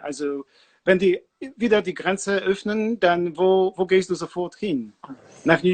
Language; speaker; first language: German; non-native, learner; Polish